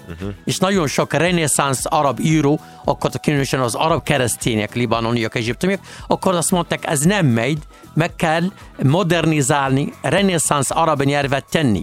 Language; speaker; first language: Hungarian; non-native, learner; Arabic